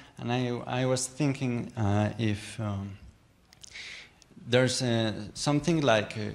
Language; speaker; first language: English; non-native, learner; Spanish